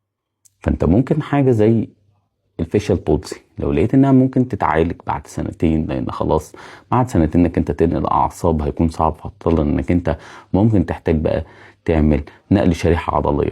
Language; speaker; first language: Arabic; native; Arabic